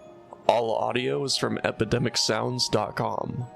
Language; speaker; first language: English; native; English